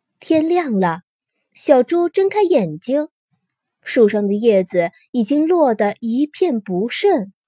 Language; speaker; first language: Chinese; native; Chinese